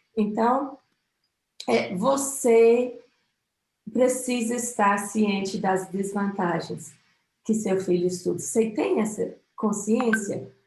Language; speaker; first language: Portuguese; non-native, fluent; English